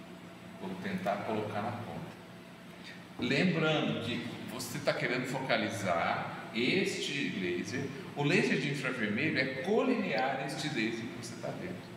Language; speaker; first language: Portuguese; native; Portuguese